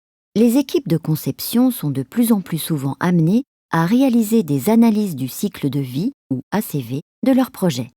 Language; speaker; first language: French; native; French